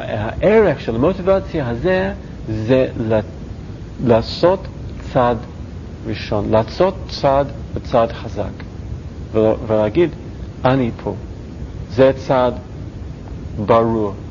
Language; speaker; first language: Hebrew; non-native, learner; English